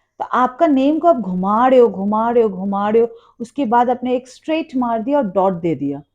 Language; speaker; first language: Hindi; non-native, local second language; Bangla